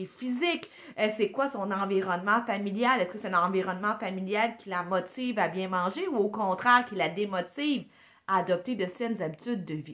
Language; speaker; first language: French; native; French